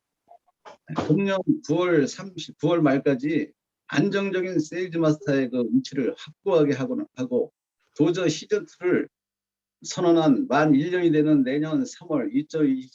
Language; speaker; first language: Korean; native; Korean